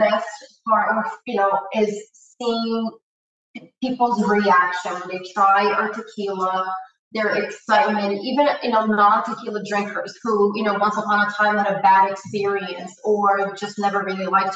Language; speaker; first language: English; non-native, fluent; Portuguese